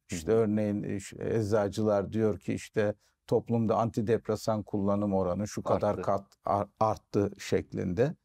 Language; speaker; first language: Turkish; native; Turkish